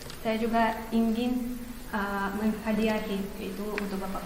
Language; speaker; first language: Indonesian; non-native, fluent; Russian